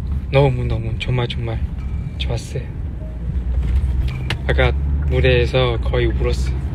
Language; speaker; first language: Korean; non-native, learner; Chinese